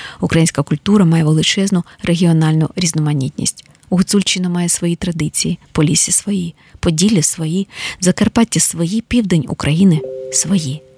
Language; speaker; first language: Ukrainian; native; Ukrainian